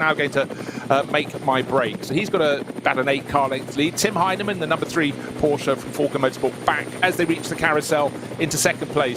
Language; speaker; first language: English; native; English